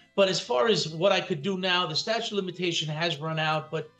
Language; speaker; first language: English; native; English